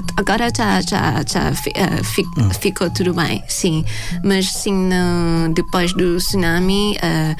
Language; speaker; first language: Portuguese; non-native, fluent; Thai